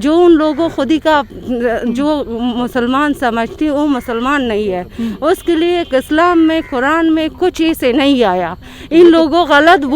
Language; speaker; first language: Hindi; non-native, learner; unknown